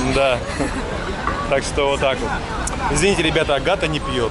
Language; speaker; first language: Russian; native; Russian